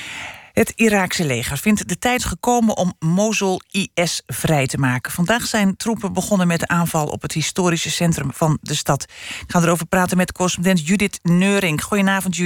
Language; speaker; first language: Dutch; native; Dutch